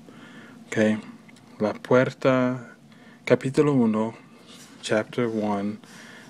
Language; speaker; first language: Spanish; non-native, learner; English